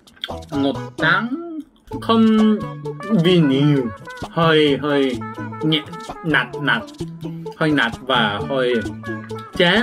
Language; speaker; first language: Vietnamese; non-native, learner; Korean